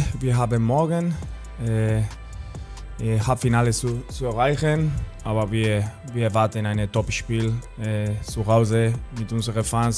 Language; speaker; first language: German; non-native, fluent; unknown